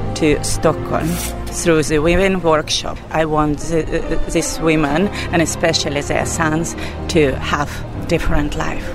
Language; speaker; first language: English; non-native, fluent; Belarusian